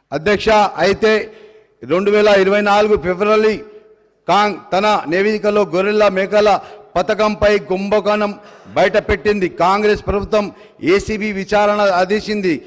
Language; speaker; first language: Telugu; non-native, local second language; Urdu